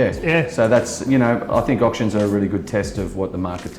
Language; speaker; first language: English; native; English